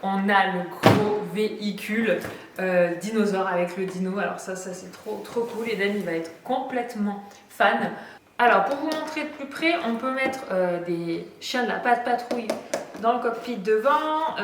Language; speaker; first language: French; native; French